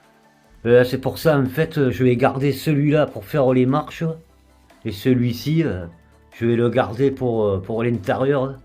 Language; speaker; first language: French; native; French